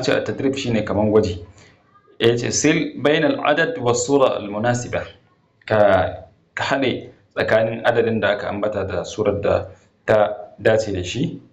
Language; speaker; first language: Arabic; non-native, fluent; Hausa